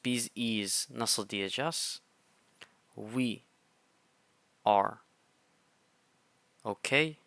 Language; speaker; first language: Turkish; non-native, fluent; English